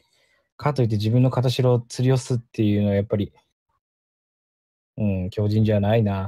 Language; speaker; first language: Japanese; native; Japanese